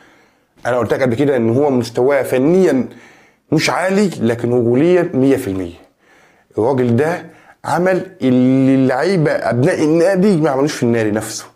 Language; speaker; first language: Arabic; native; Arabic